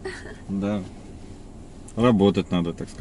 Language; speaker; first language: Russian; native; Russian